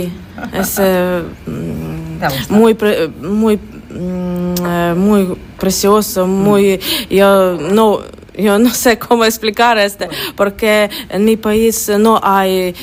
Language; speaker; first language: Spanish; non-native, learner; Ukrainian